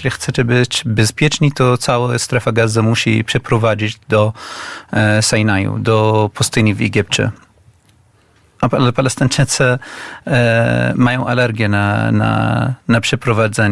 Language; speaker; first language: Polish; non-native, fluent; Arabic